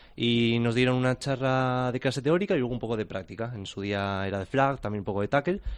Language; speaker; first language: Spanish; native; Spanish